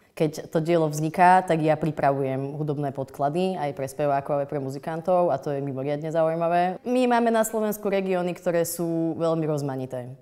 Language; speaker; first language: Slovak; native; Slovak